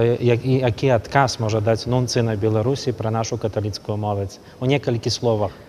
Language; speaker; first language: Belarusian; native; Belarusian